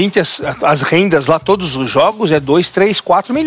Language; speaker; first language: Portuguese; native; Portuguese